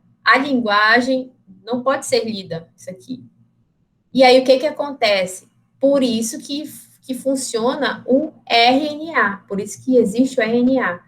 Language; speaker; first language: Portuguese; native; Portuguese